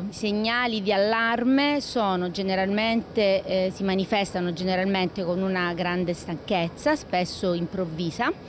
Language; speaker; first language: Italian; native; Italian